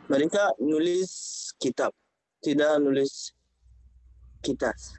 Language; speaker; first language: Indonesian; non-native, fluent; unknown